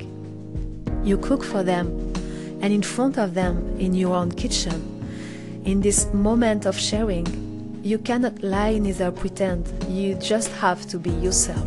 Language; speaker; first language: English; non-native, fluent; French